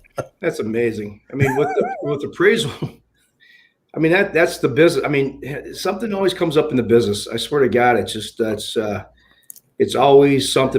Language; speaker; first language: English; native; English